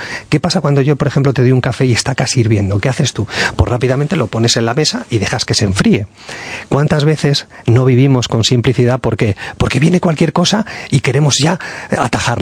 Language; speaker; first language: Spanish; native; Spanish